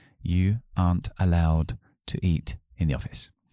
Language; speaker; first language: English; native; English